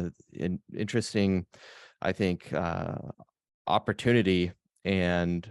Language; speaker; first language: English; native; English